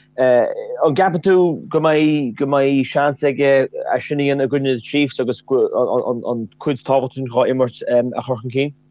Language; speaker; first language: Irish; native; Irish